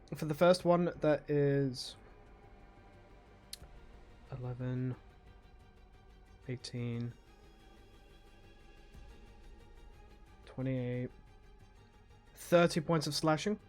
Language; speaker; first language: English; native; English